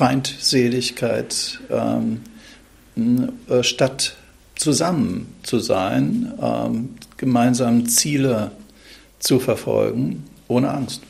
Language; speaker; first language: German; native; German